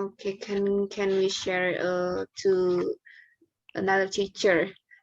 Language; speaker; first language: English; non-native, learner; Indonesian